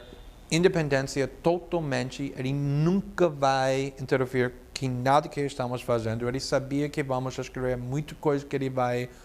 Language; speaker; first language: Portuguese; non-native, fluent; English